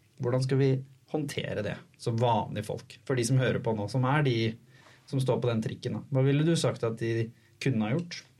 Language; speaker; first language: Norwegian; native; Norwegian